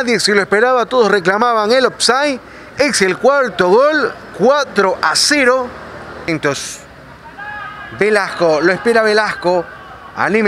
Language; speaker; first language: Spanish; native; Spanish